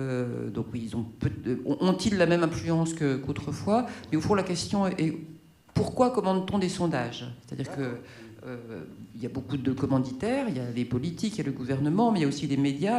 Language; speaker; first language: French; native; French